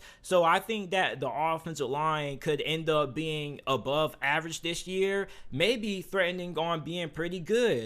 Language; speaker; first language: English; native; English